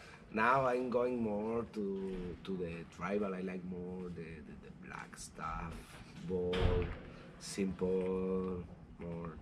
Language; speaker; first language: English; non-native, learner; Spanish